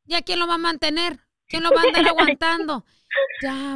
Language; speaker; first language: Spanish; early bilingual, heritage; Spanish